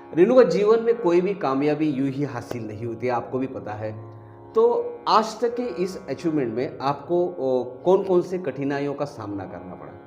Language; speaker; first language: Hindi; non-native, local second language; Marathi